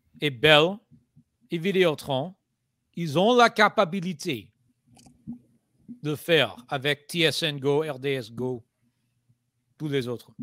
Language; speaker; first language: French; non-native, fluent; English